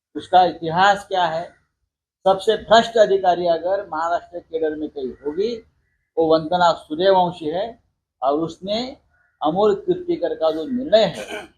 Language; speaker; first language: Hindi; non-native, local second language; Marathi